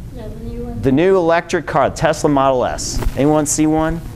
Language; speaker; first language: English; native; English